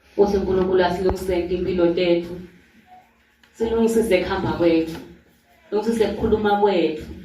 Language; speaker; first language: Zulu; non-native, local second language; Swati